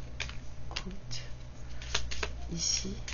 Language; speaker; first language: French; native; French